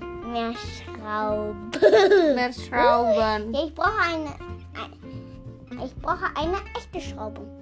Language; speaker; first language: German; early bilingual, other home language; Indonesian